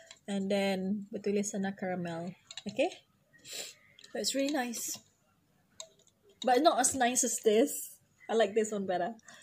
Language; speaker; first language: English; non-native, local second language; Malay